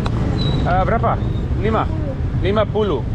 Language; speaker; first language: Indonesian; non-native, learner; English